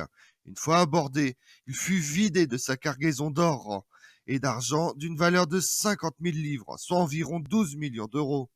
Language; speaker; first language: French; native; French